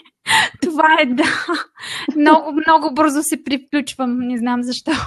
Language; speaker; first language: Bulgarian; non-native, fluent; Armenian